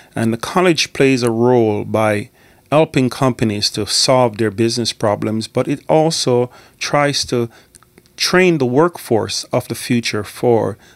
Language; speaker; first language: English; native; English